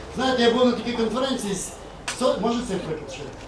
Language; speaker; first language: Ukrainian; native; Ukrainian